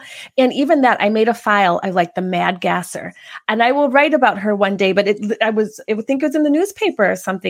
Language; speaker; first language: English; native; English